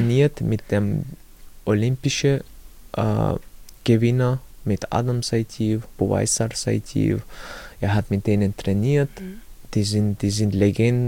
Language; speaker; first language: German; early bilingual, other home language; Chechen